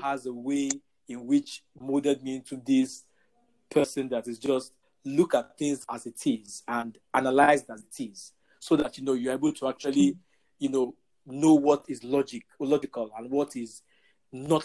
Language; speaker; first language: English; non-native, local second language; Yoruba